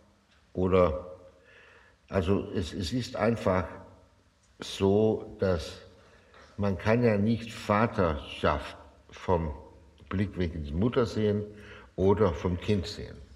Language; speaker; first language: German; non-native, fluent; Danish